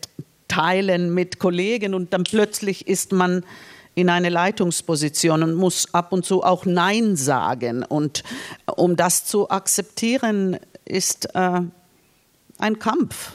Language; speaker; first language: German; non-native, fluent; Finnish